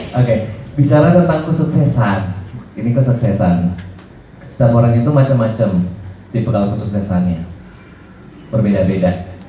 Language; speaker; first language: Indonesian; native; Indonesian